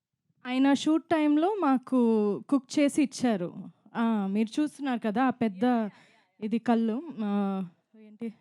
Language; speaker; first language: Telugu; non-native, fluent; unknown